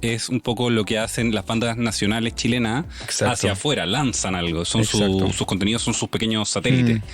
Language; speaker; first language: Spanish; native; Spanish